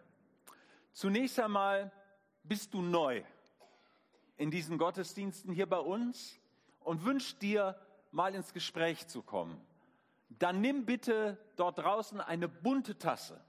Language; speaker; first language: German; native; German